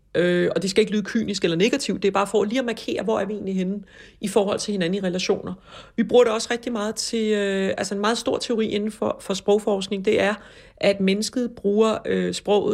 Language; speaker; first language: Danish; native; Danish